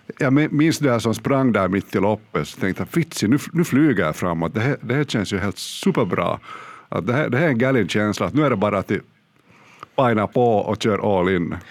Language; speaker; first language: Swedish; native; Swedish